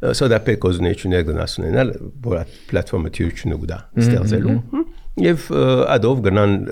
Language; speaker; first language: Armenian; early bilingual, heritage; Armenian